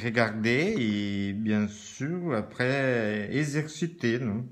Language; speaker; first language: French; non-native, learner; Portuguese